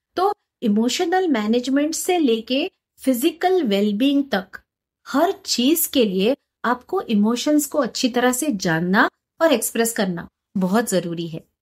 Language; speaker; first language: Hindi; non-native, local second language; Marathi